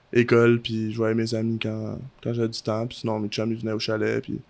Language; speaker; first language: French; native; French